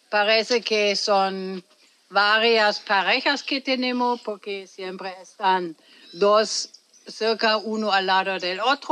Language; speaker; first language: Spanish; non-native, fluent; German